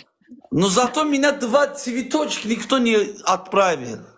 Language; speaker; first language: Russian; non-native, learner; Azerbaijani